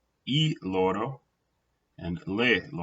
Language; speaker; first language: Italian; non-native, fluent; English